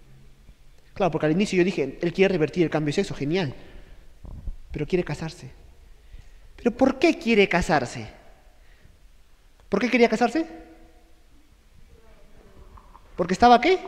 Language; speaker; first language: Spanish; native; Spanish